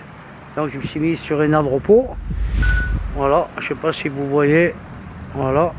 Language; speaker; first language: French; native; French